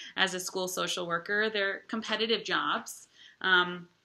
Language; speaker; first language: English; native; English